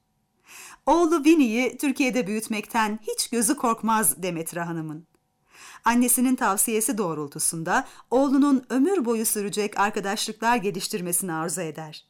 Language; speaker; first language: Turkish; native; Turkish